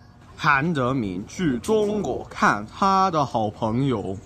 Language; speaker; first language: Chinese; non-native, learner; English